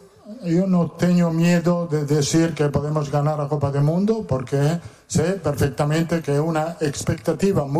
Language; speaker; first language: Portuguese; non-native, fluent; Italian